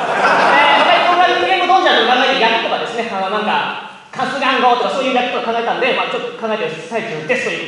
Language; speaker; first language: Japanese; native; Japanese